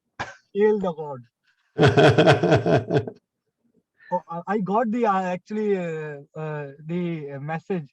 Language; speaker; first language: English; non-native, local second language; Hindi